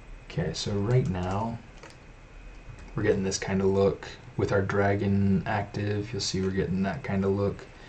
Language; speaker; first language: English; native; English